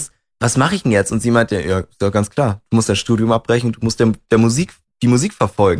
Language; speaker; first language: German; native; German